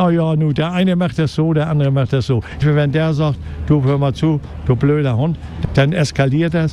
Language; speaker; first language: German; native; German